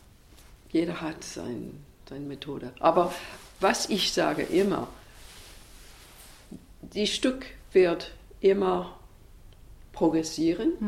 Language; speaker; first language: German; non-native, learner; English